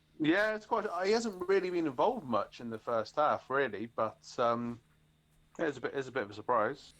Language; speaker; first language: English; native; English